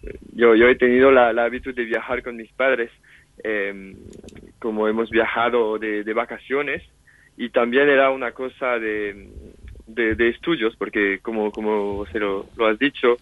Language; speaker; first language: Spanish; non-native, fluent; French